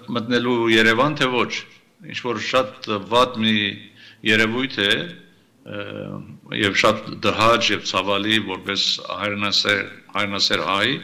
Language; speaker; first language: Armenian; early bilingual, heritage; Armenian